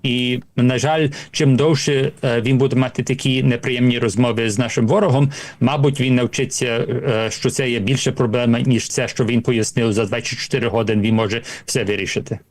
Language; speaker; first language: Ukrainian; early bilingual, heritage; Ukrainian